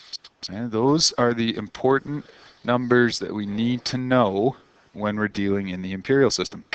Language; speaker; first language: English; native; English